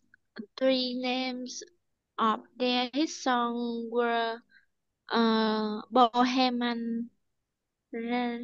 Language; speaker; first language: English; non-native, learner; Vietnamese